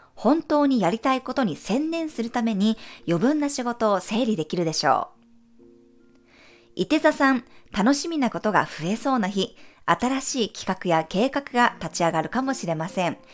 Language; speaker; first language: Japanese; native; Japanese